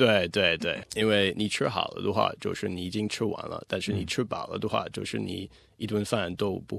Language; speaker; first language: Chinese; non-native, fluent; English